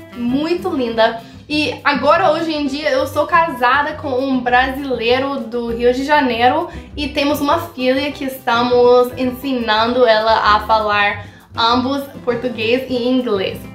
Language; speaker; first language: Portuguese; non-native, fluent; English